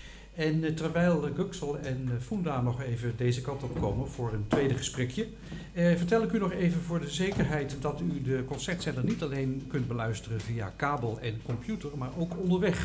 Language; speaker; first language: Dutch; native; Dutch